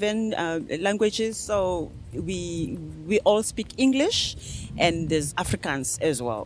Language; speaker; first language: English; non-native, local second language; Xhosa